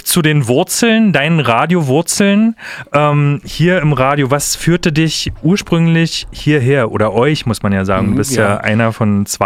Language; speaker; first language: German; native; German